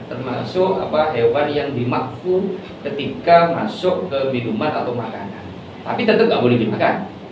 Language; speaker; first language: Indonesian; non-native, local second language; Javanese